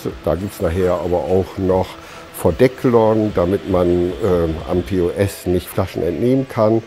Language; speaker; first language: German; native; German